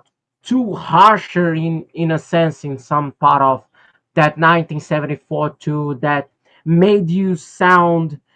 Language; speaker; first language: English; non-native, fluent; Portuguese